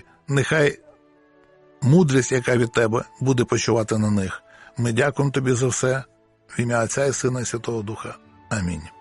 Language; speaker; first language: Ukrainian; native; Ukrainian